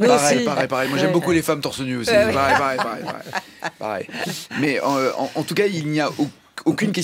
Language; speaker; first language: French; native; French